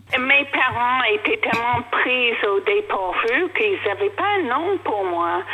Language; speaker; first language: French; non-native, fluent; English